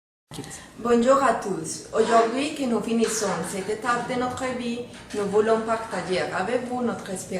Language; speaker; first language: French; non-native, learner; Spanish